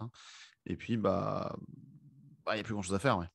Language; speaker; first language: French; native; French